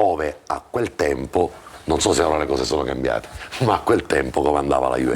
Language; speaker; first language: Italian; native; Italian